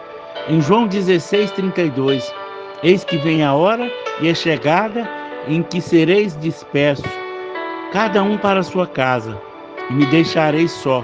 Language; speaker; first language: Portuguese; native; Portuguese